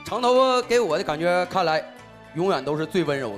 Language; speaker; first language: Chinese; native; Chinese